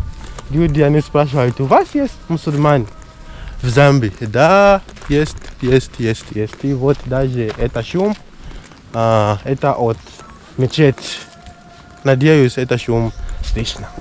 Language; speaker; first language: Russian; non-native, fluent; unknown